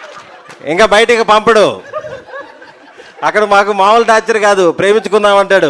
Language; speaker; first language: Telugu; native; Telugu